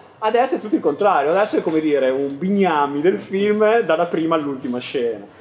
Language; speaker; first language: Italian; native; Italian